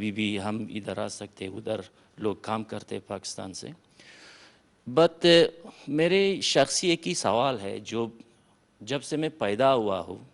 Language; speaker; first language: Hindi; non-native, fluent; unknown